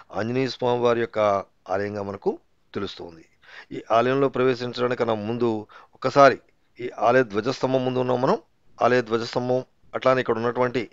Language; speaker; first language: Telugu; native; Telugu